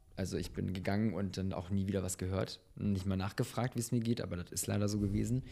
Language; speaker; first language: German; early bilingual, other home language; Bosnian